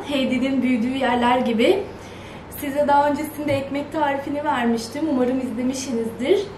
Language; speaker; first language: Turkish; early bilingual, heritage; Turkish